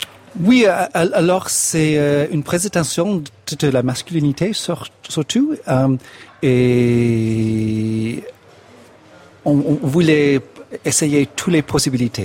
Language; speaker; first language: French; non-native, fluent; English